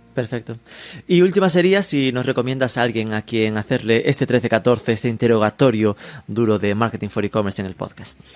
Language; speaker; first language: Spanish; native; Spanish